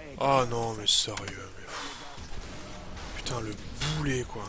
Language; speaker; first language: French; native; French